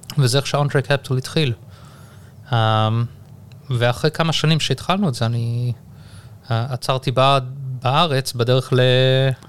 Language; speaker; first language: Hebrew; early bilingual, heritage; Hebrew